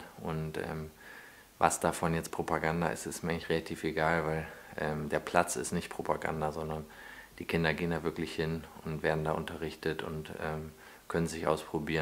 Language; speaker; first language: German; native; German